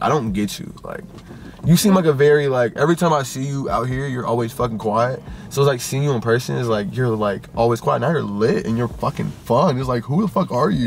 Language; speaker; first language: English; native; English